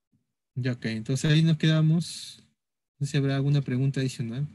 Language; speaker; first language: Spanish; native; Spanish